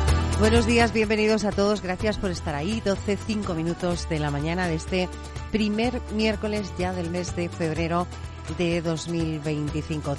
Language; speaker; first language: Spanish; native; Spanish